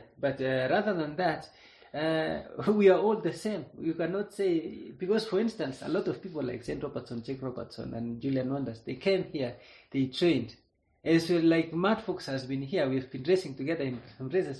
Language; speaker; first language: English; non-native, local second language; Kalenjin